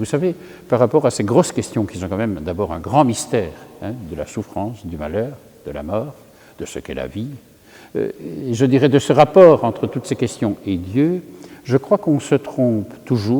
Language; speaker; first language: French; native; French